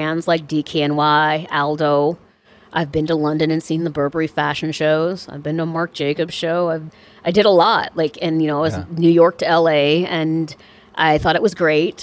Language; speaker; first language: English; native; English